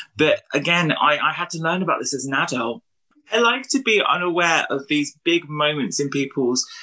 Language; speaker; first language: English; native; English